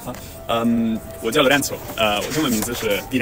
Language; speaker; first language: Chinese; non-native, fluent; Italian